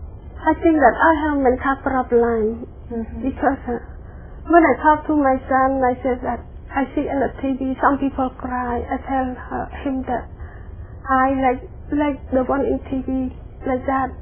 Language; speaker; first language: English; non-native, learner; Khmer